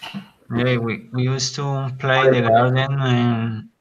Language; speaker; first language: English; non-native, learner; Spanish